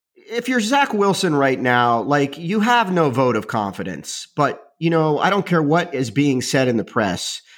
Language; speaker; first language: English; native; English